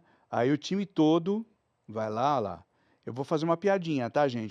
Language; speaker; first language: Portuguese; native; Portuguese